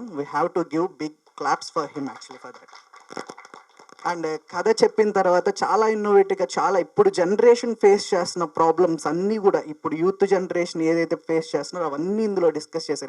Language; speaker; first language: Telugu; native; Telugu